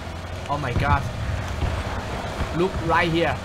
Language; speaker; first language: English; non-native, learner; Thai